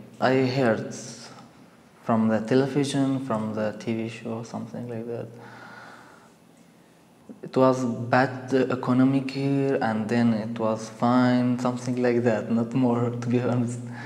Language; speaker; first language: English; non-native, learner; Arabic